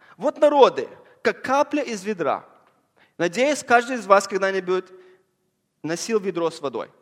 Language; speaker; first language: Russian; early bilingual, heritage; Russian